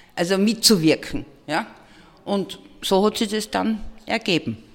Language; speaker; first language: German; native; German